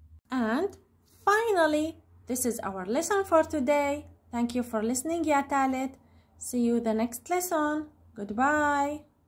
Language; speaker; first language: English; non-native, fluent; Arabic